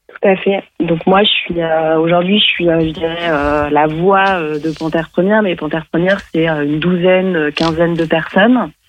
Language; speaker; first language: French; native; French